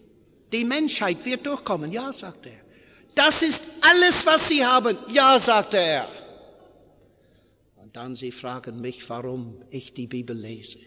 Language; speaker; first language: German; non-native, fluent; English